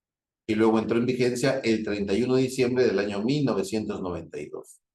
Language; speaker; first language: Spanish; native; Spanish